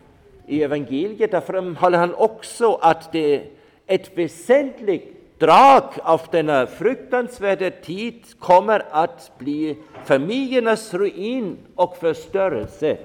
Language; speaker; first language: Swedish; non-native, fluent; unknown